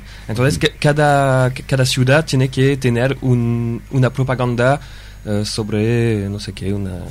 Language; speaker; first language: Spanish; non-native, fluent; French